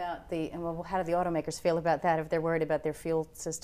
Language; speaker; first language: English; native; English